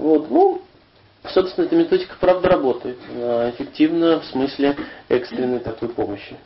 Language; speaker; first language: Russian; native; Russian